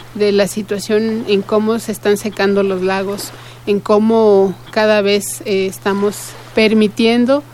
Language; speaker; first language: Spanish; native; Spanish